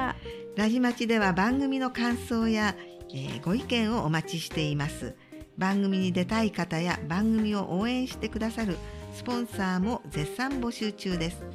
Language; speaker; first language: Japanese; native; Japanese